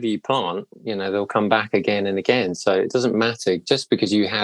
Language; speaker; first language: English; native; English